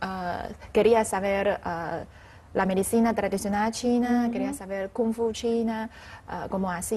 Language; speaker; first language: Spanish; non-native, learner; Chinese